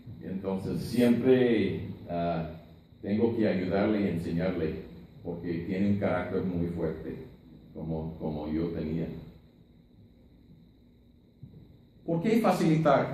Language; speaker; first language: Spanish; non-native, fluent; English